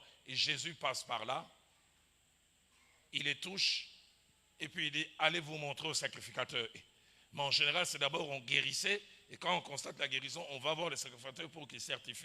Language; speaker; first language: French; non-native, local second language; Lingala